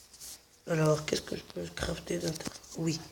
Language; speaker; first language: French; non-native, local second language; Arabic